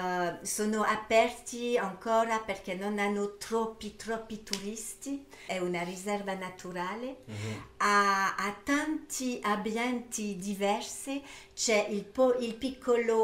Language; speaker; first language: Italian; early bilingual, heritage; French